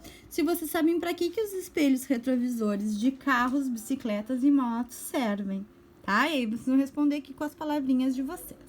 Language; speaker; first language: Portuguese; native; Portuguese